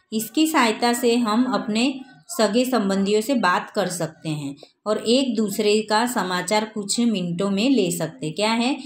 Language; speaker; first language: Hindi; non-native, local second language; Gujarati